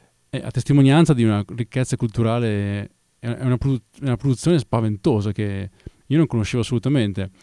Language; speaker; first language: Italian; native; Italian